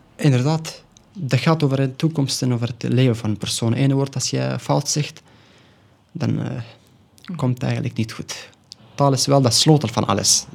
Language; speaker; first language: Dutch; non-native, learner; Pashto